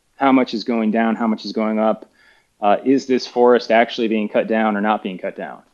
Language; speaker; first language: English; native; English